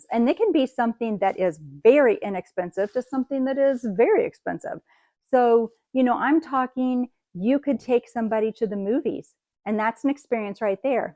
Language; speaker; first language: English; native; English